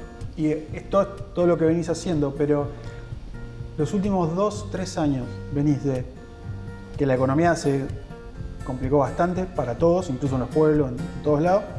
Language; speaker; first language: Spanish; native; Spanish